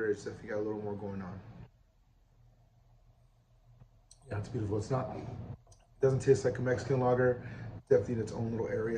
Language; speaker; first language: English; native; English